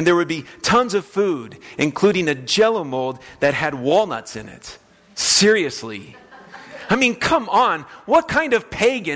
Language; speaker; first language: English; native; English